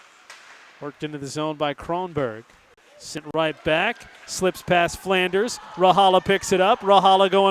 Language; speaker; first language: English; native; English